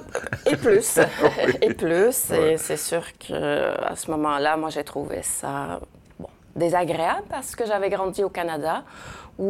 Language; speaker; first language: French; early bilingual, other home language; Spanish